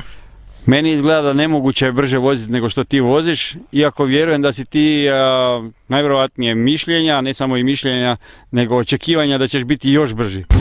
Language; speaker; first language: Croatian; native; Croatian